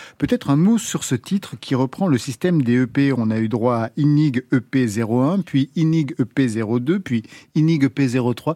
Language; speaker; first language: French; native; French